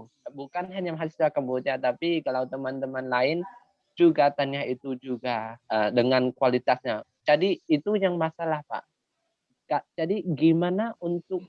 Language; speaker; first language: Indonesian; non-native, learner; Khmer